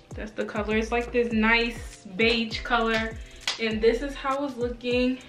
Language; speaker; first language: English; native; English